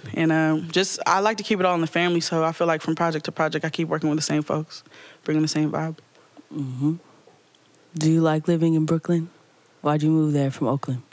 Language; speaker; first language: English; native; English